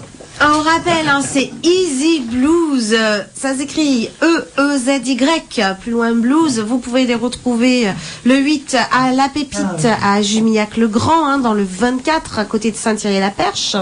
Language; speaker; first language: French; native; French